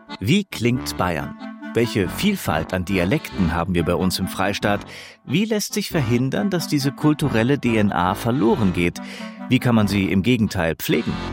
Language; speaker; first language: German; native; German